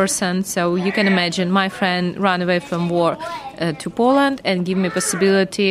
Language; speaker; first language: English; non-native, fluent; Ukrainian